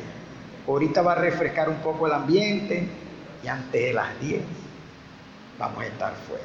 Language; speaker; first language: Spanish; native; Spanish